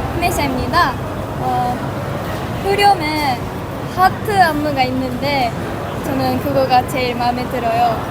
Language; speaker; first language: Korean; non-native, learner; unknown